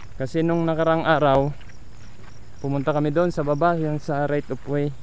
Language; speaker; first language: Filipino; non-native, local second language; Iloko